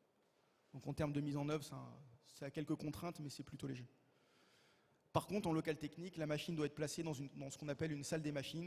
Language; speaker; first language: French; native; French